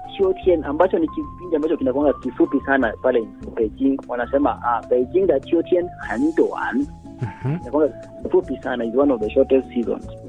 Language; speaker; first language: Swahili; non-native, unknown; Chinese